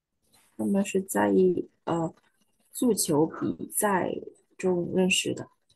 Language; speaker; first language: Chinese; non-native, learner; Vietnamese